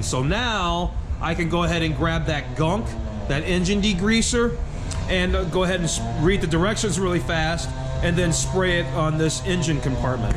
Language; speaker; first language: English; native; English